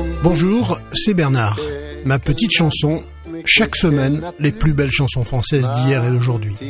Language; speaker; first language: French; native; French